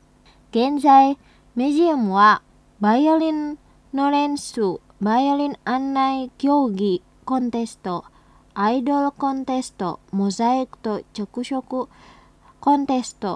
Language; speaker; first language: Japanese; non-native, fluent; Indonesian